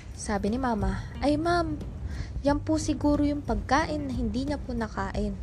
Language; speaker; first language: Filipino; native; Filipino